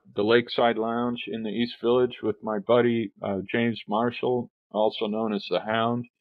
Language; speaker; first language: English; native; English